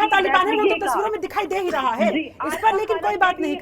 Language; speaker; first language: Hindi; native; Hindi